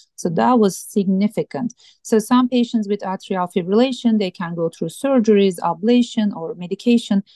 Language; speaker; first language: English; non-native, fluent; Turkish